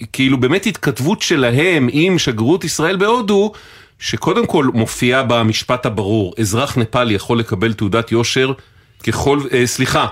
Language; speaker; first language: Hebrew; native; Hebrew